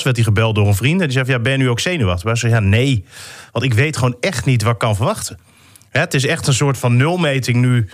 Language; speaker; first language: Dutch; native; Dutch